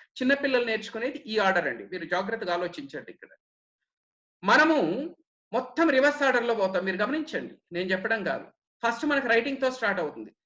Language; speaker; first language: Telugu; native; Telugu